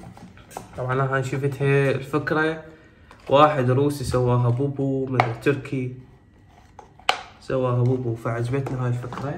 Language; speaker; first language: Arabic; native; Arabic